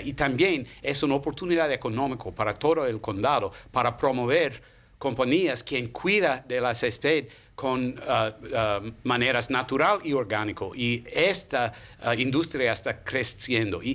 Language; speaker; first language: Spanish; non-native, fluent; English